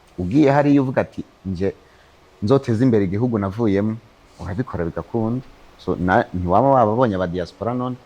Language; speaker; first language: Rundi; native; Rundi